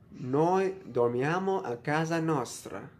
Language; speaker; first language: Italian; non-native, learner; Vietnamese